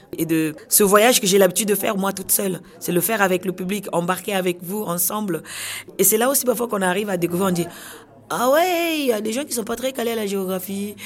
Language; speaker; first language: French; non-native, local second language; Kongo